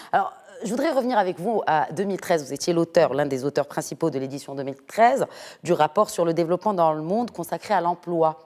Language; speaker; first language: French; non-native, local second language; Arabic